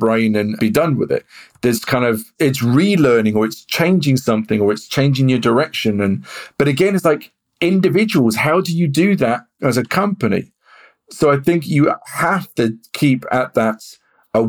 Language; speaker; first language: English; native; English